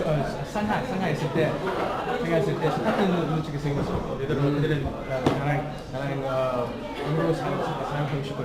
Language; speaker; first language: Korean; non-native, learner; English